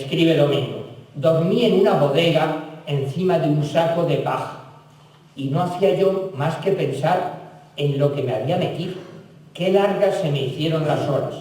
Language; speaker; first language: Spanish; native; Spanish